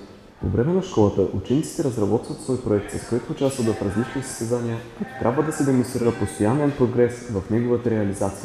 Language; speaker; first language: Bulgarian; native; Bulgarian